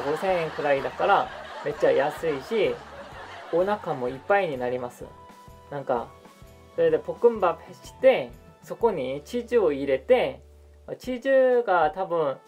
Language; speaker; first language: Japanese; non-native, fluent; Korean